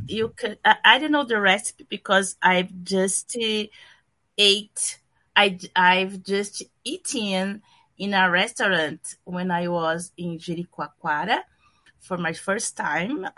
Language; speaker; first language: English; non-native, learner; Portuguese